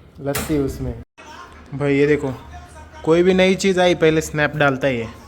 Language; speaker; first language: Hindi; non-native, local second language; Marathi